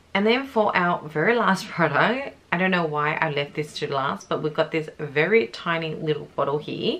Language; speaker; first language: English; native; English